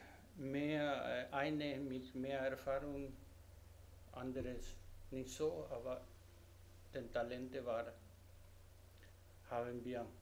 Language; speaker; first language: German; non-native, learner; Spanish